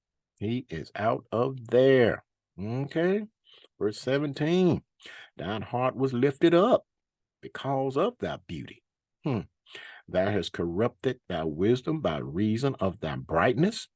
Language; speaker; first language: English; native; English